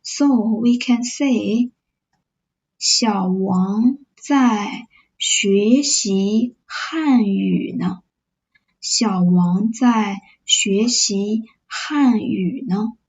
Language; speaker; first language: Chinese; non-native, fluent; English